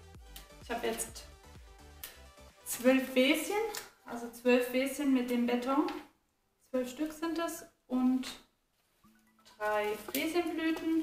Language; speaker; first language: German; native; German